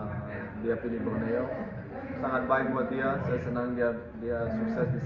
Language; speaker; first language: Indonesian; non-native, fluent; Dutch